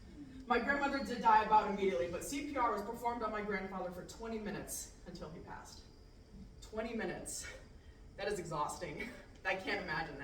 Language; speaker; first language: English; native; English